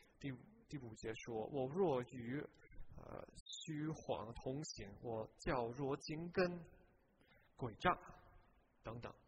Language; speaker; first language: Chinese; non-native, fluent; English